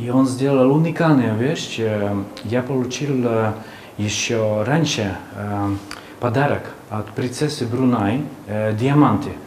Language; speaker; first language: Russian; non-native, fluent; Hungarian